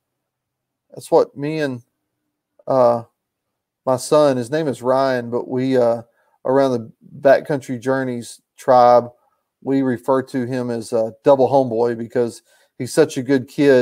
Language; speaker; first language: English; native; English